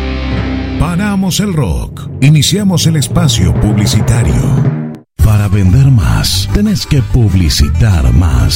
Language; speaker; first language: Spanish; native; Spanish